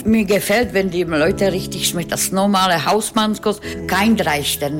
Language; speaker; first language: German; non-native, fluent; Czech